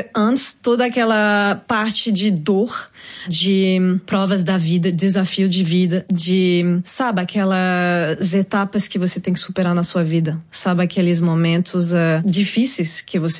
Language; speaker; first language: Portuguese; non-native, fluent; French